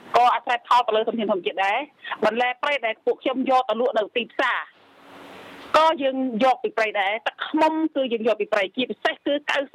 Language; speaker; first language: Khmer; non-native, local second language; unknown